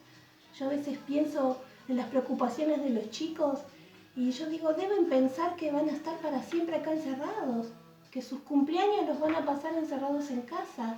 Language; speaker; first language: Spanish; native; Spanish